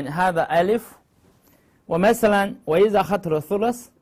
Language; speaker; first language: Arabic; non-native, learner; Chinese